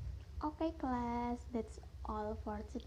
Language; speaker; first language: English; non-native, fluent; Indonesian